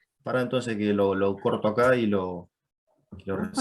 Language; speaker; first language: Spanish; native; Spanish